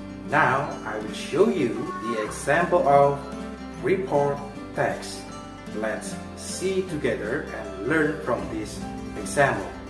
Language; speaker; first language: English; non-native, fluent; Indonesian